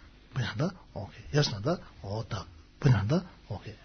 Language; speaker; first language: Russian; non-native, learner; Tibetan